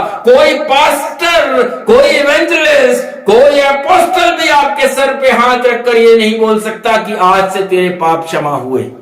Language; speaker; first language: Hindi; native; Hindi